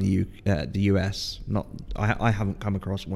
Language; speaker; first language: English; native; English